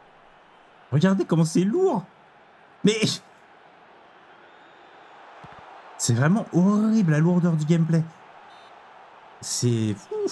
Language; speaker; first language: French; native; French